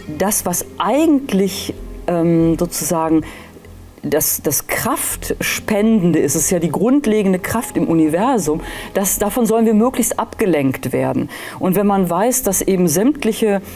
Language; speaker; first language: German; native; German